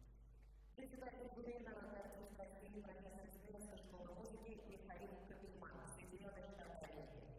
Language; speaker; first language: Russian; native; Russian